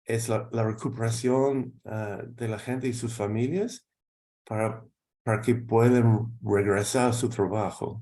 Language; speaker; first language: Spanish; non-native, fluent; English